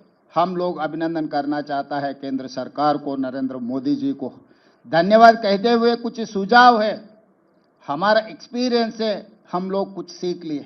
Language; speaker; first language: Hindi; non-native, local second language; Telugu